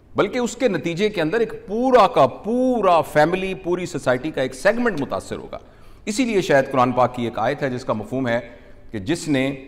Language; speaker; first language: Urdu; non-native, local second language; Punjabi